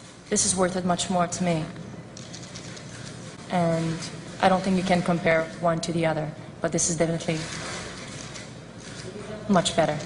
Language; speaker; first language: English; non-native, fluent; French